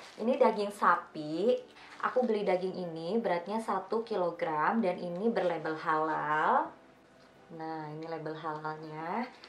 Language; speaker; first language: Indonesian; native; Indonesian